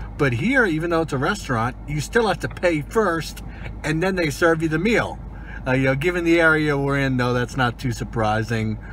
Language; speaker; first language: English; native; English